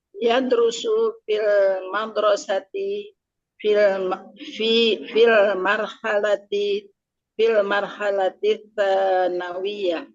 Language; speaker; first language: Arabic; non-native, learner; Indonesian